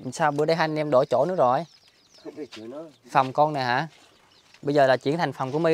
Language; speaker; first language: Vietnamese; native; Vietnamese